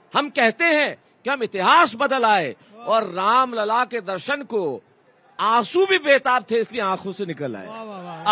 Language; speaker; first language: Hindi; native; Hindi